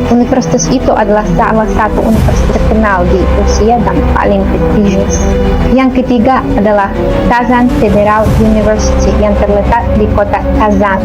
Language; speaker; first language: Indonesian; non-native, fluent; Russian